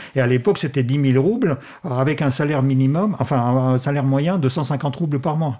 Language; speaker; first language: French; non-native, fluent; Russian